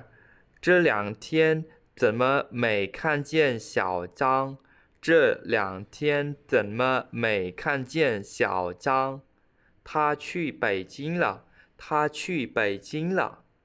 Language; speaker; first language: Chinese; non-native, fluent; Khmer